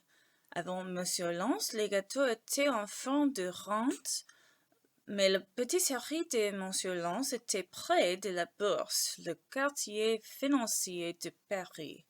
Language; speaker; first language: French; non-native, learner; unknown